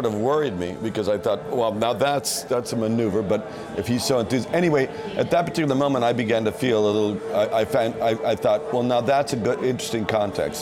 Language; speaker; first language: English; non-native, fluent; Spanish